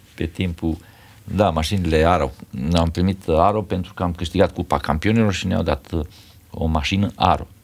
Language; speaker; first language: Romanian; native; Romanian